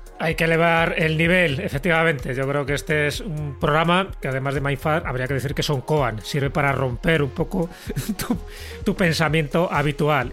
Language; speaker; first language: Spanish; native; Spanish